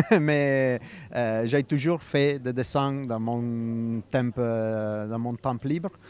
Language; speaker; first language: French; non-native, fluent; Italian